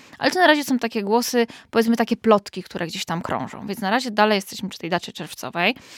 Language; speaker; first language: Polish; native; Polish